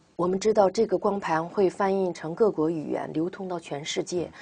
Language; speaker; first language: Chinese; native; Chinese